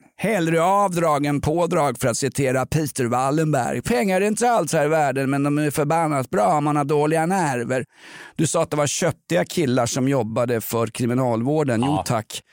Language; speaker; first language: Swedish; native; Swedish